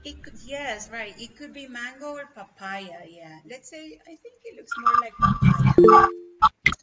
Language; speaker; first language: English; non-native, fluent; Spanish